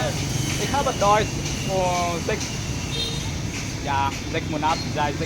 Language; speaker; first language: German; non-native, learner; Vietnamese